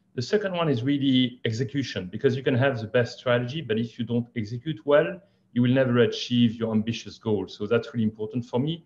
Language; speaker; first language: English; non-native, fluent; French